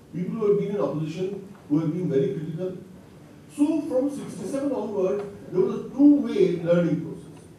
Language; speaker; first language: English; non-native, local second language; Bangla